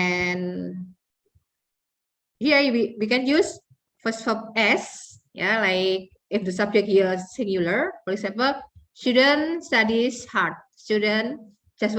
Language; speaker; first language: English; non-native, learner; Indonesian